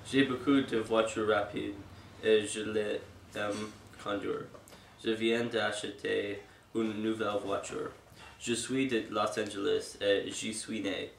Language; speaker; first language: French; non-native, learner; English